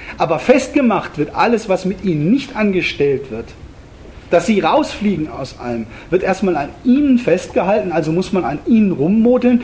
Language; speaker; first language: German; native; German